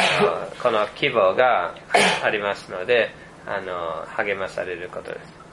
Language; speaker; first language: Japanese; non-native, fluent; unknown